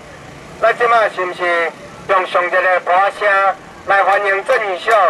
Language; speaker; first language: Chinese; non-native, local second language; Min Nan Chinese